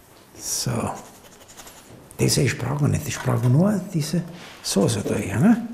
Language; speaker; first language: German; non-native, learner; Italian